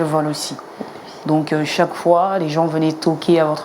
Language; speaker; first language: French; native; French